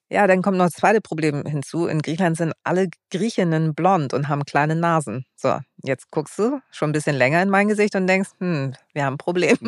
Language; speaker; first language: German; early bilingual, other home language; Greek